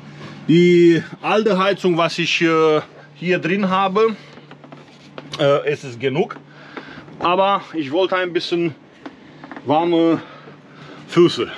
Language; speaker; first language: German; non-native, learner; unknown